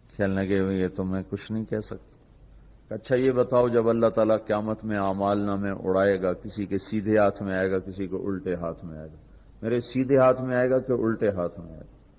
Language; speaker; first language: Urdu; non-native, local second language; Punjabi